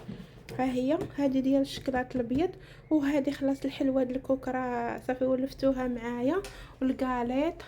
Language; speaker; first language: Arabic; native; Arabic